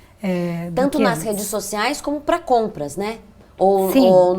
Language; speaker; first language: Portuguese; native; Portuguese